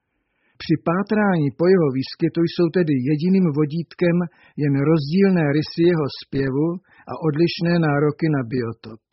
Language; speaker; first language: Czech; native; Czech